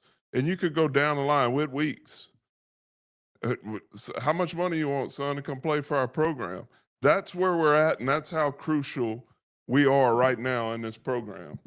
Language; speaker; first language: English; native; English